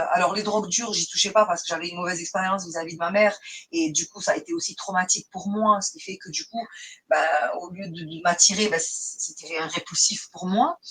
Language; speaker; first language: French; non-native, fluent; Portuguese